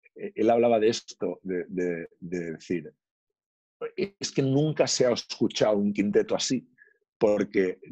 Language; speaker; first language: Spanish; non-native, local second language; Catalan